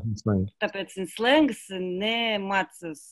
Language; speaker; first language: Latvian; non-native, learner; Kazakh